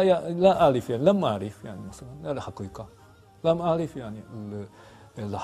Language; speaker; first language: Arabic; non-native, fluent; Japanese